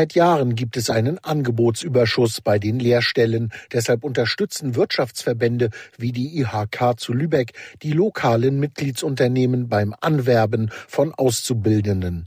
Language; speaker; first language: German; native; German